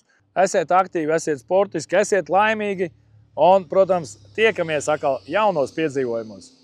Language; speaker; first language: Latvian; native; Latvian